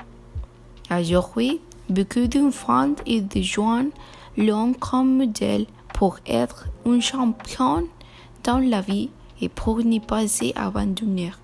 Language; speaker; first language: French; non-native, learner; Spanish